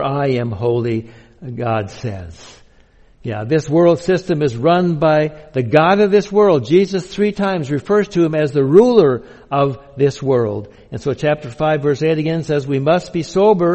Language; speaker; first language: English; native; English